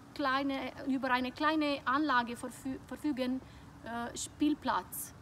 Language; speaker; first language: German; non-native, fluent; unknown